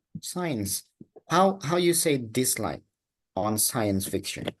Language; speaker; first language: English; non-native, local second language; Indonesian